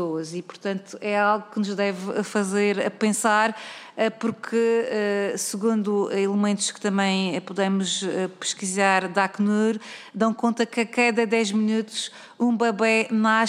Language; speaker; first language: Portuguese; native; Portuguese